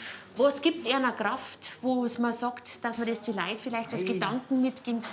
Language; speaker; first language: German; native; German